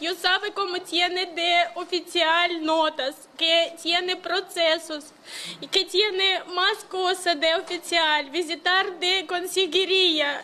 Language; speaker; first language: Spanish; non-native, learner; Russian